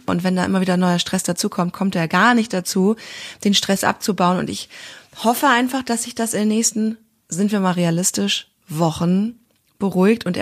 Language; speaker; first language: German; native; German